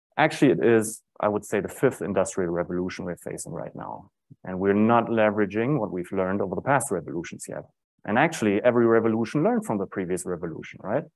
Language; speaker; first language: English; non-native, fluent; German